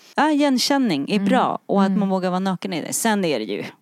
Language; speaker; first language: Swedish; native; Swedish